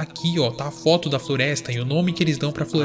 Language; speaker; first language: Portuguese; native; Portuguese